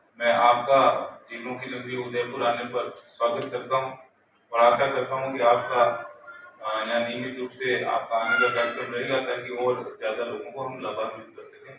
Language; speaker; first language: Hindi; native; Hindi